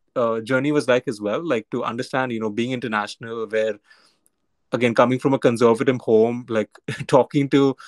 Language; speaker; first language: English; non-native, local second language; Hindi